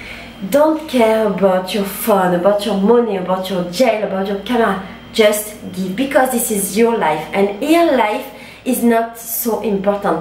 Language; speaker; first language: English; non-native, learner; French